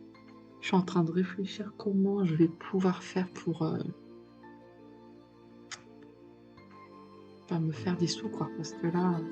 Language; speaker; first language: French; native; French